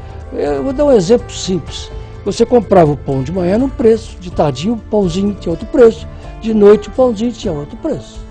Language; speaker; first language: Portuguese; native; Portuguese